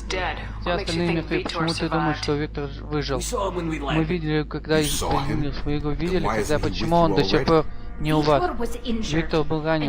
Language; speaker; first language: Russian; native; Russian